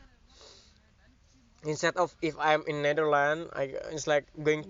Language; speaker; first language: English; non-native, learner; Indonesian